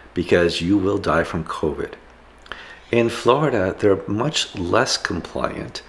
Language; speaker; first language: English; native; English